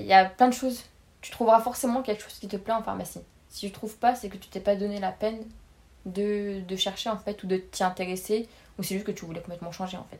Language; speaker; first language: French; native; French